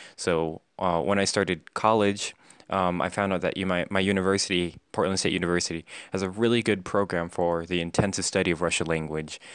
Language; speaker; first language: English; native; English